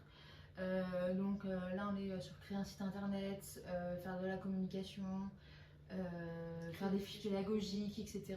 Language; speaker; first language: French; native; French